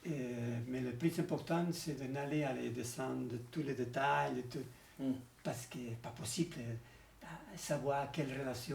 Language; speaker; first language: French; non-native, learner; Spanish